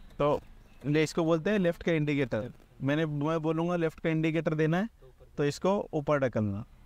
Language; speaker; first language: Hindi; non-native, local second language; Marathi